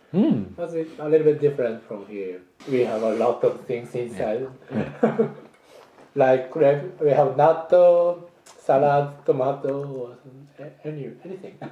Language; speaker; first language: English; non-native, fluent; Japanese